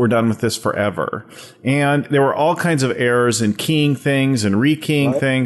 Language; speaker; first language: English; native; English